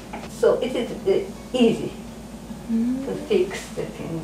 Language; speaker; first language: English; non-native, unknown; Japanese